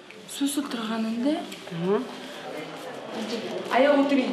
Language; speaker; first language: Korean; non-native, learner; Uzbek